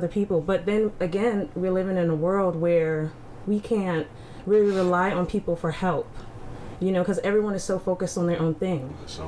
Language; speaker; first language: English; native; English